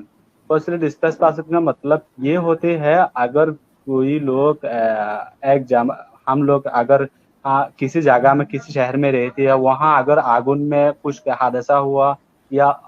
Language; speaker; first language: Hindi; non-native, learner; Rohingya